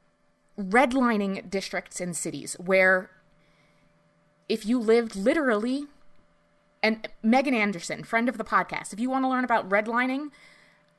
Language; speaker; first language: English; native; English